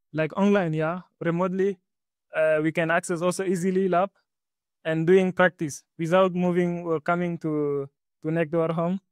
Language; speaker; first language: English; non-native, learner; Arabic